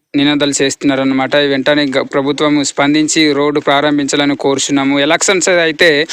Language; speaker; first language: Telugu; native; Telugu